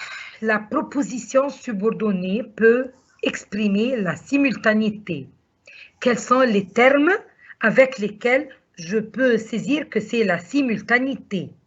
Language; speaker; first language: French; non-native, fluent; Arabic